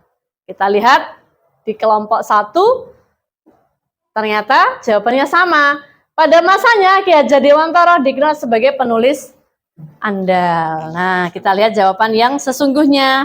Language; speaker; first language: Indonesian; native; Indonesian